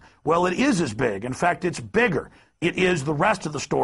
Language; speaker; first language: English; native; English